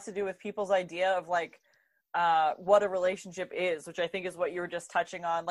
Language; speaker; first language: English; native; English